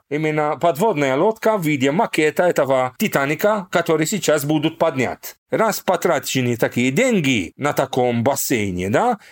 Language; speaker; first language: Russian; non-native, fluent; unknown